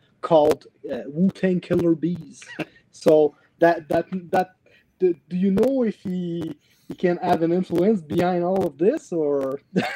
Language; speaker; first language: English; non-native, learner; French